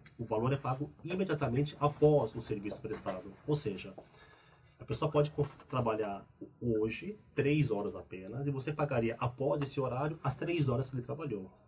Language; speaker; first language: Portuguese; early bilingual, other home language; Korean